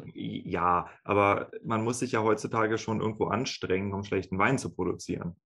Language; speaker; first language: German; native; German